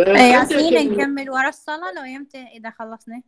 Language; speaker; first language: Arabic; native; Arabic